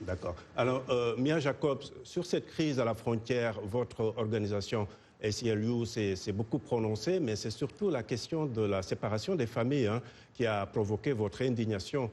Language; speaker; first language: French; native; French